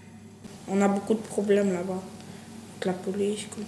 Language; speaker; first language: French; early bilingual, other home language; Chechen